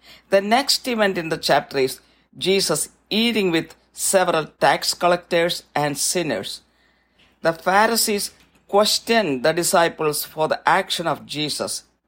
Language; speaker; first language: English; non-native, local second language; Malayalam